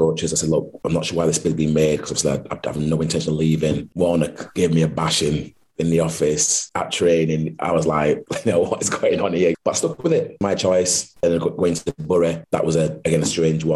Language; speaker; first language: English; native; English